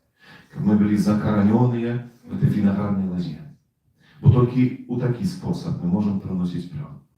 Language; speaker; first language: Polish; non-native, learner; Russian